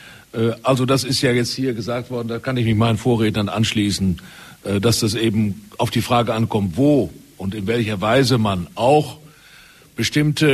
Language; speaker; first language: German; native; German